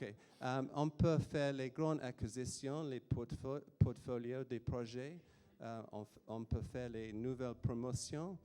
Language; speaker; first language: French; non-native, fluent; English